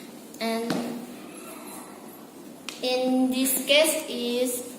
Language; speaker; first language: English; non-native, learner; Indonesian